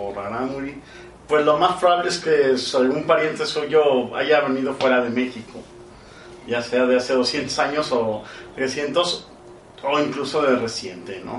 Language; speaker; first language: Spanish; native; Spanish